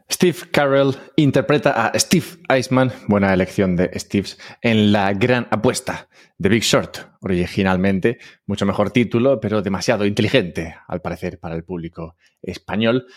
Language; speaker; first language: Spanish; native; Spanish